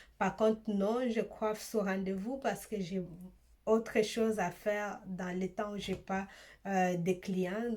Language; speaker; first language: French; early bilingual, other home language; Swahili